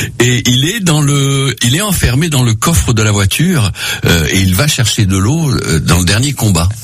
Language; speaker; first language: French; non-native, local second language; Spanish